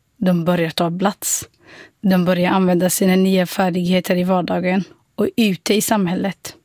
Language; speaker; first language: Swedish; non-native, fluent; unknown